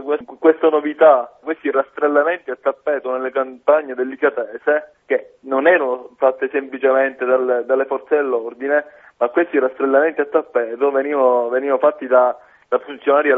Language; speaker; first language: Italian; native; Italian